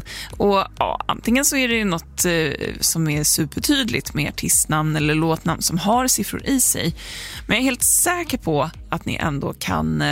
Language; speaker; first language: Swedish; native; Swedish